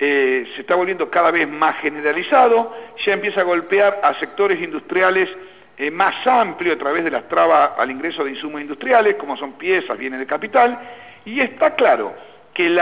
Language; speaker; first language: Spanish; native; Spanish